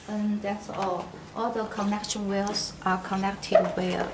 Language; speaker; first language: English; non-native, learner; Chinese